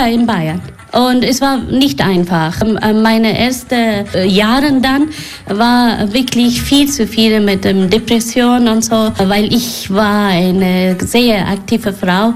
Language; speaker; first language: German; non-native, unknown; Persian